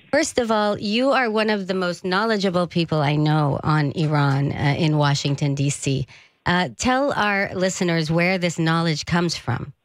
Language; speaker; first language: English; early bilingual, other home language; Persian